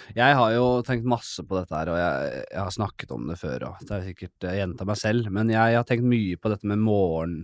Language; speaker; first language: Norwegian; native; Norwegian